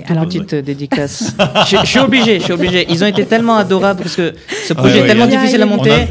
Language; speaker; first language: French; native; French